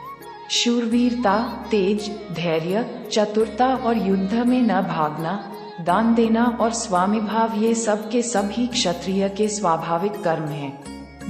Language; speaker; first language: Hindi; native; Hindi